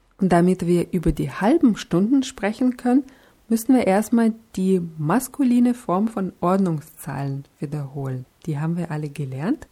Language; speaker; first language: German; non-native, fluent; Russian